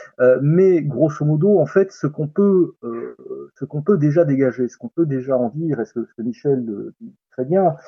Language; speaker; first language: French; native; French